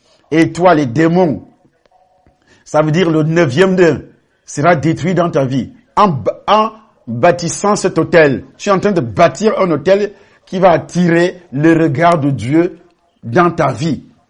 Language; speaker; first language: French; non-native, local second language; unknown